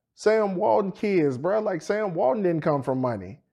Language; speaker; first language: English; native; English